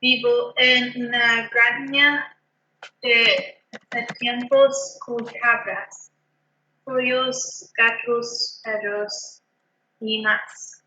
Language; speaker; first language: Spanish; non-native, learner; English